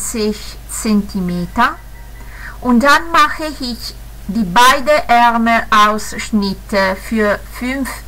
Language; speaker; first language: German; non-native, fluent; Italian